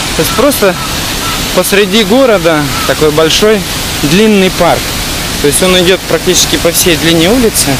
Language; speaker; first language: Russian; native; Russian